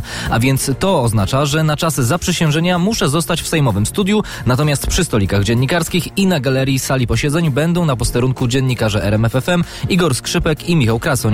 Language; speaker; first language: Polish; native; Polish